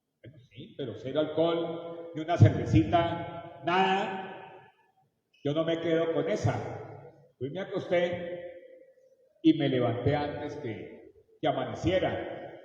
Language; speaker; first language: Spanish; native; Spanish